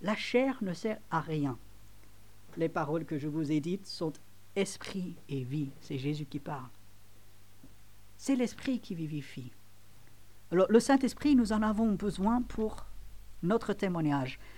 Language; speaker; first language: French; non-native, fluent; English